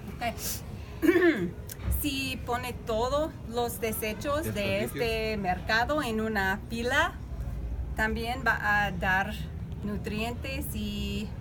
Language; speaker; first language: Spanish; non-native, fluent; English